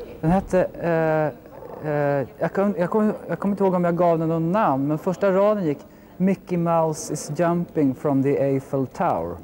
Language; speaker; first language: Swedish; native; Swedish